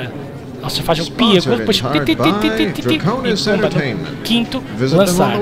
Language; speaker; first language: Portuguese; native; Portuguese